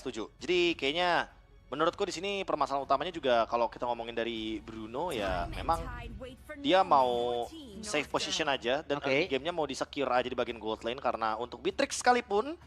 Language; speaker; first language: Indonesian; native; Indonesian